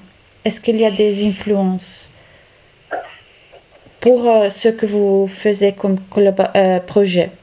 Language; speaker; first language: French; non-native, learner; Italian